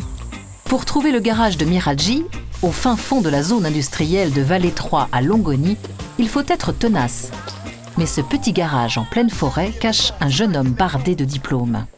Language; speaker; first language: French; native; French